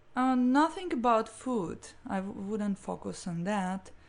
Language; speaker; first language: English; non-native, fluent; Russian